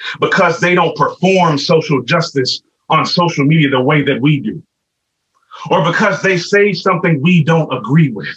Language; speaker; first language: English; native; English